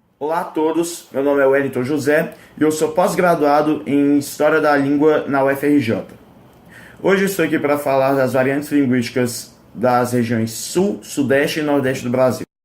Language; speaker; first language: Portuguese; native; Portuguese